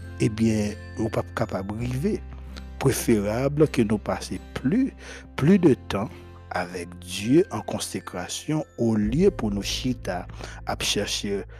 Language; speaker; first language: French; non-native, local second language; Haitian Creole